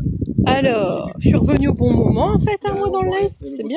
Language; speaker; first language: French; native; French